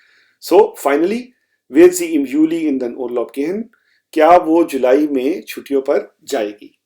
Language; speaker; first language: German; non-native, fluent; Urdu